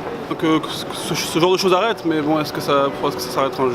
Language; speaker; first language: French; native; French